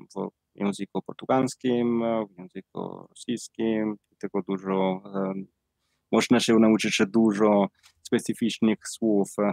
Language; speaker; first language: Polish; non-native, learner; Italian